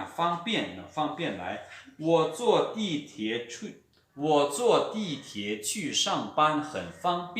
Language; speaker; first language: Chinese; non-native, fluent; Lao